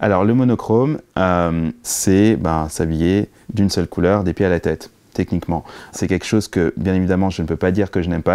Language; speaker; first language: French; native; French